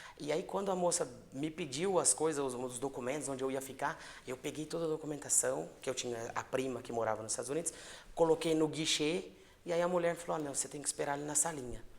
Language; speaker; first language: Portuguese; native; Portuguese